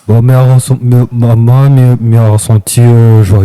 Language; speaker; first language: French; non-native, local second language; Réunion Creole French